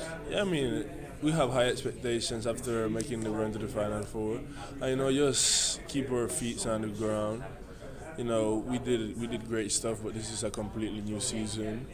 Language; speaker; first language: English; non-native, fluent; Spanish